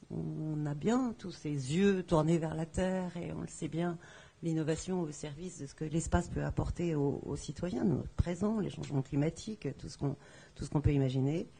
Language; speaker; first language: French; native; French